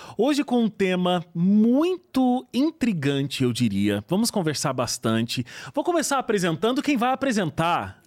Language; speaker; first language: Portuguese; native; Portuguese